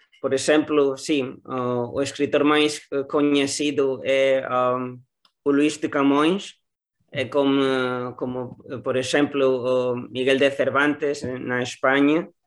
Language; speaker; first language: Portuguese; non-native, learner; Spanish